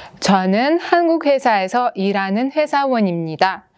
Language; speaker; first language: Korean; non-native, fluent; Russian